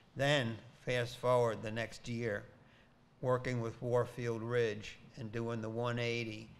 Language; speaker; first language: English; native; English